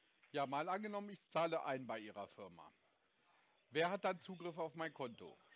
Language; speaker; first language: German; native; German